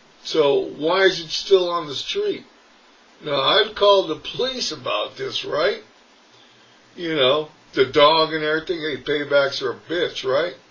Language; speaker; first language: English; native; English